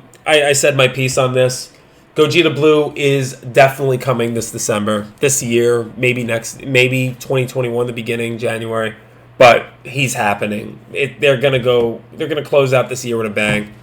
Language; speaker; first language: English; native; English